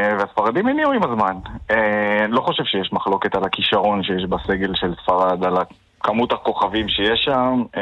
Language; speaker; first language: Hebrew; native; Hebrew